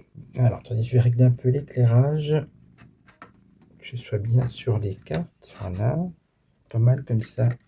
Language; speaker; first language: French; native; French